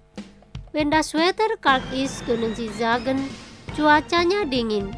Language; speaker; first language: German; non-native, fluent; Indonesian